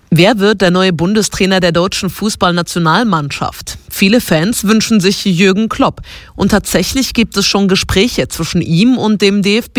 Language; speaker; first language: German; native; German